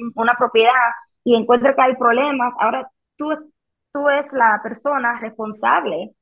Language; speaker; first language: Spanish; early bilingual, heritage; Spanish